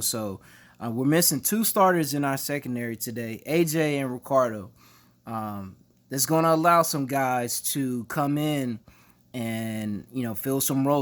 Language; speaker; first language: English; native; English